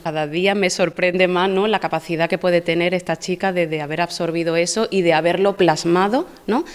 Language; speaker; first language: Spanish; native; Spanish